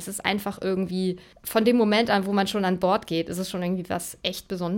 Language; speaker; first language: German; native; German